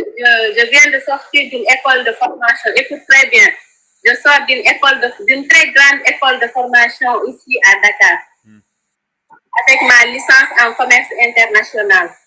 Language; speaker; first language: French; non-native, local second language; Wolof